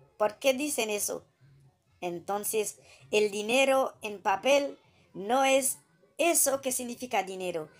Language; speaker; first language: Spanish; non-native, fluent; Haitian Creole